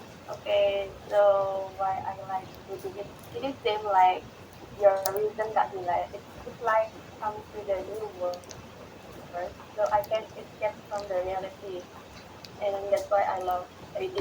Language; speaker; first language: English; non-native, learner; Indonesian